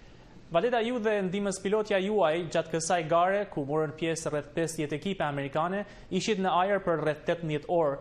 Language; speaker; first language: Albanian; native; Albanian